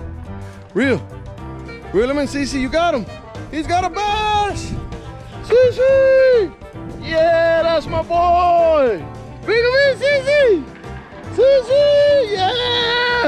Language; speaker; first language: English; native; English